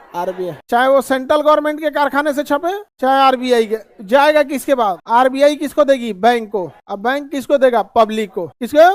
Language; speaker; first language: Hindi; native; Hindi